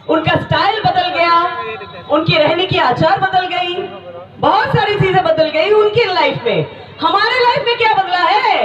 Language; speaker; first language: Hindi; non-native, local second language; Bangla